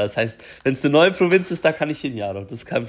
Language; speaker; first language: German; native; German